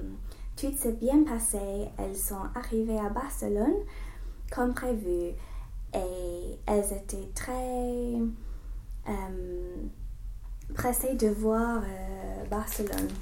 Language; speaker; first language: French; non-native, learner; English